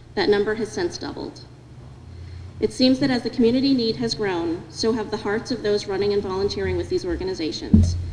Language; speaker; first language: English; native; English